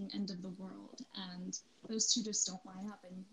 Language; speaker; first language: English; native; English